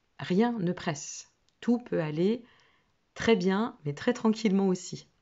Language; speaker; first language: French; native; French